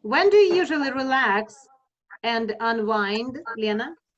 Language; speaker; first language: English; non-native, fluent; Russian